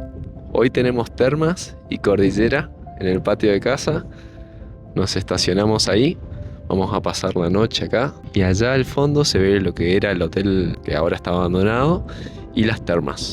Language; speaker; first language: Spanish; native; Spanish